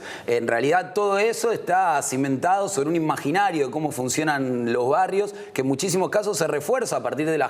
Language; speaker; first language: Spanish; native; Spanish